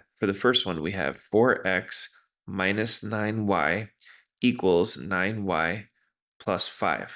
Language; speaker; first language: English; native; English